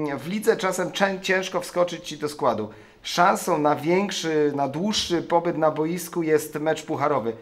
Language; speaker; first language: Polish; native; Polish